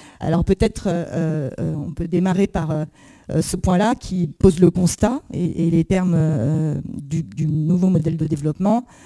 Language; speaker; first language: French; native; French